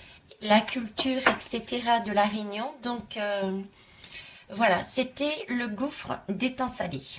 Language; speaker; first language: French; native; French